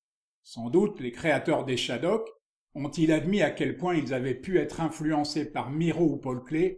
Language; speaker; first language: French; native; French